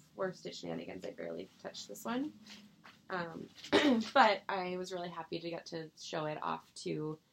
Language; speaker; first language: English; native; English